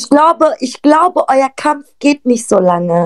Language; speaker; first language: German; native; German